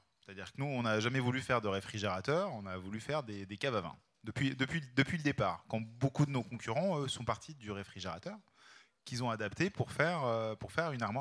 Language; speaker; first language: French; native; French